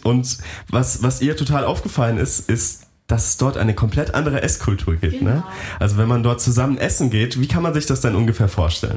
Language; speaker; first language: German; native; German